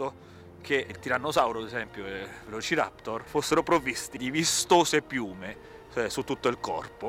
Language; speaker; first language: Italian; native; Italian